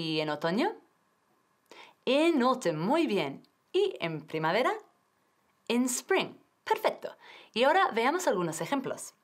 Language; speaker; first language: Spanish; non-native, fluent; English